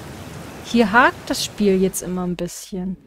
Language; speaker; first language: German; native; German